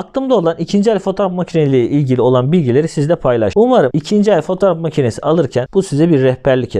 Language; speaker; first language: Turkish; native; Turkish